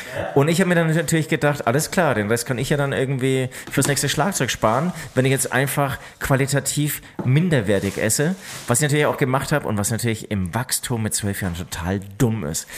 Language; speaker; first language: German; native; German